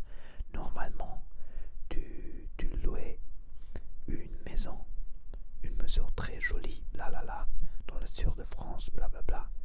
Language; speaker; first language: French; non-native, learner; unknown